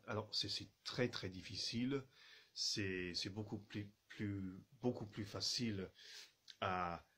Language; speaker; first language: French; non-native, fluent; English